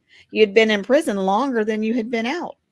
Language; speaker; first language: English; native; English